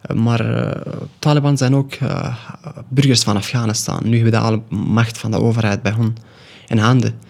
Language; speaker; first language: Dutch; non-native, learner; Pashto